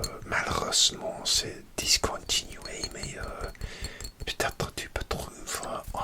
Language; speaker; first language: French; non-native, learner; English